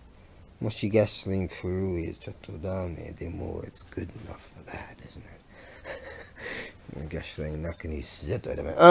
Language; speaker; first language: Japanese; non-native, learner; English